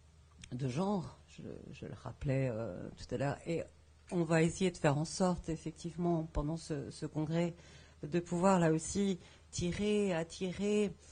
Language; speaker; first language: French; native; French